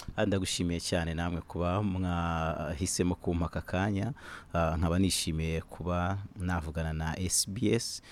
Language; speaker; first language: Kinyarwanda; native; Kinyarwanda